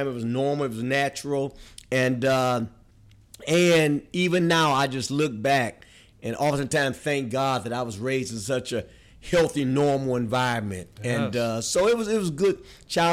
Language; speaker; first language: English; native; English